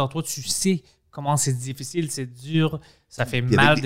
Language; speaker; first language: French; non-native, local second language; English